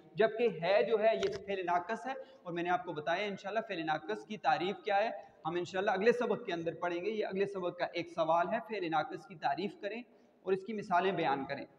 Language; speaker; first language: Urdu; non-native, local second language; Punjabi